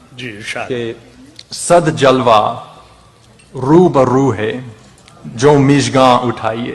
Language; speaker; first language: Urdu; non-native, fluent; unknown